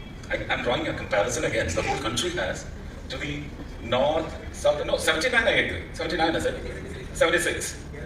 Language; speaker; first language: English; non-native, local second language; Malayalam